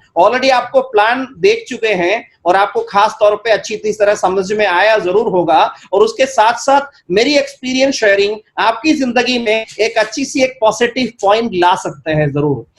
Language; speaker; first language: Hindi; non-native, local second language; Malayalam